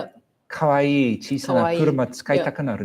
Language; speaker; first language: Japanese; non-native, fluent; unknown